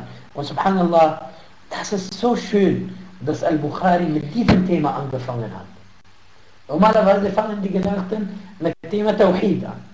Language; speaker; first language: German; non-native, fluent; Arabic